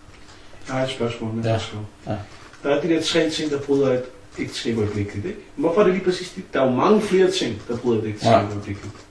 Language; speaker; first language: Danish; native; Danish